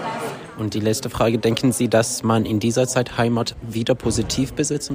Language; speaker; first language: German; non-native, fluent; Persian